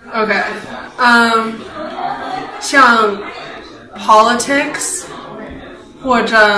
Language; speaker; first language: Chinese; early bilingual, heritage; Chinese